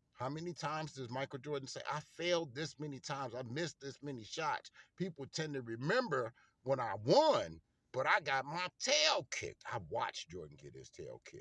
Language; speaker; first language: English; native; English